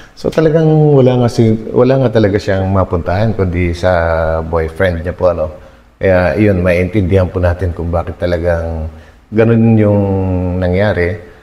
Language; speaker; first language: Filipino; non-native, local second language; Iloko